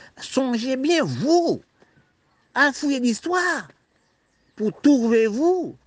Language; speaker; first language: French; non-native, local second language; Haitian Creole